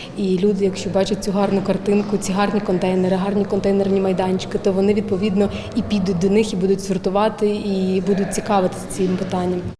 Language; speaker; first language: Ukrainian; native; Ukrainian